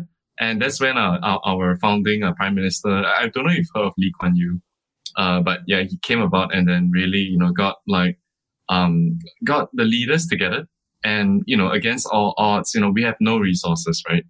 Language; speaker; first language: English; native; English